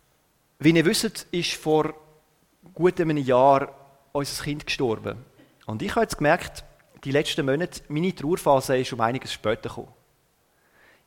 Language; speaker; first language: German; native; German